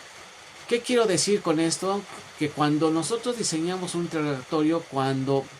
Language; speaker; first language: Spanish; native; Spanish